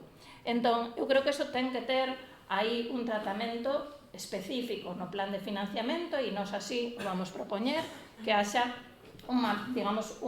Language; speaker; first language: Galician; native; Galician